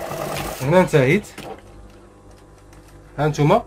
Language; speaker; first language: Arabic; native; Arabic